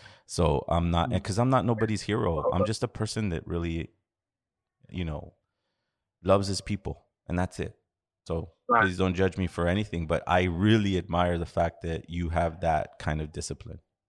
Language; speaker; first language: English; early bilingual, other home language; Spanish